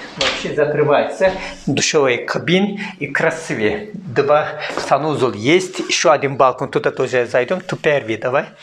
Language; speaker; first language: Russian; non-native, learner; Turkish